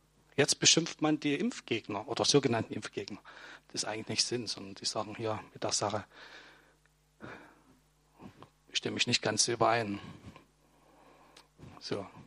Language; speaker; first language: German; native; German